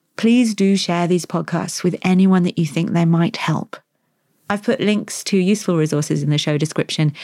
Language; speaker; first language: English; native; English